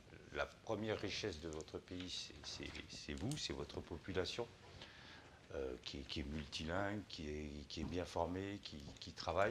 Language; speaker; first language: French; native; French